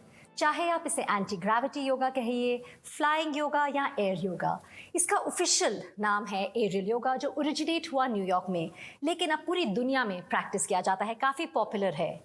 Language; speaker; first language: Hindi; native; Hindi